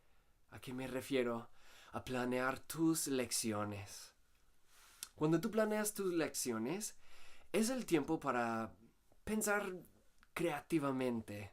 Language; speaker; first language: Spanish; non-native, fluent; English